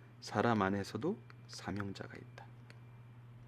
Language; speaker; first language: Korean; native; Korean